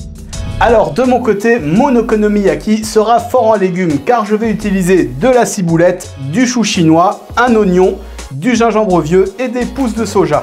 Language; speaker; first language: French; native; French